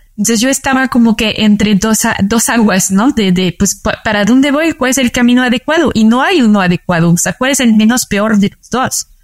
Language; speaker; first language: Spanish; non-native, fluent; French